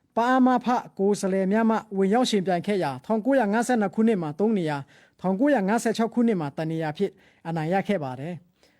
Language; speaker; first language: Burmese; non-native, local second language; Pa'o Karen